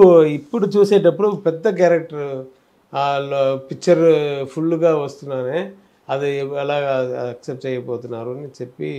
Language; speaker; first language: Telugu; non-native, learner; Tamil